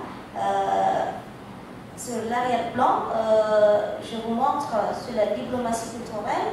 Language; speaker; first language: French; non-native, fluent; Indonesian